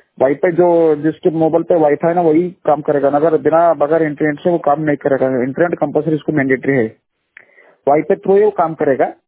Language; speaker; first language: Hindi; non-native, local second language; Kannada